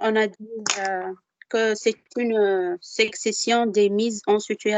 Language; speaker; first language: French; non-native, fluent; Arabic